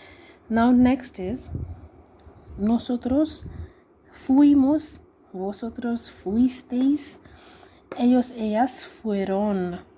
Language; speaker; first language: Spanish; non-native, learner; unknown